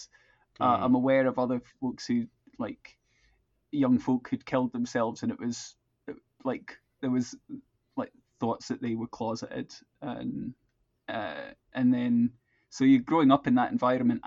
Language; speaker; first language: English; native; English